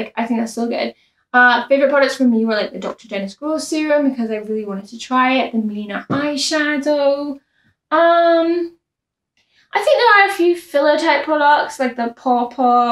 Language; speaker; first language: English; native; English